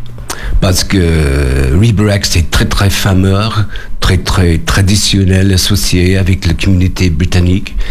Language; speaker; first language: French; non-native, learner; English